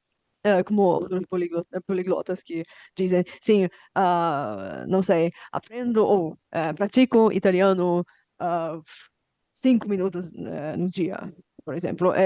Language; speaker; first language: Portuguese; non-native, fluent; Bulgarian